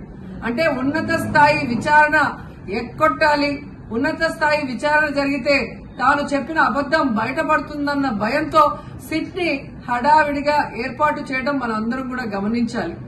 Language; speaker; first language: Telugu; native; Telugu